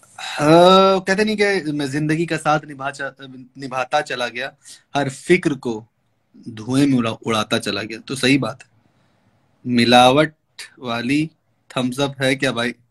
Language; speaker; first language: Hindi; native; Hindi